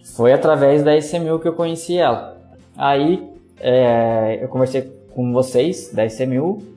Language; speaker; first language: Portuguese; native; Portuguese